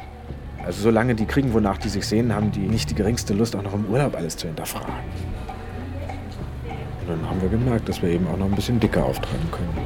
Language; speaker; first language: German; native; German